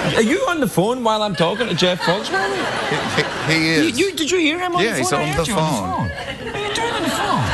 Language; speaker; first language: English; native; English